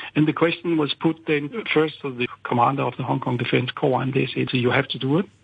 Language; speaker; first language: English; non-native, fluent; Danish